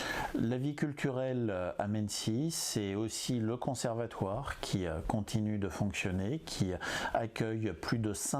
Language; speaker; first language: French; native; French